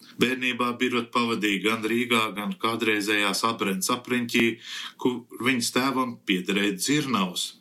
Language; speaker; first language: Latvian; early bilingual, heritage; Latvian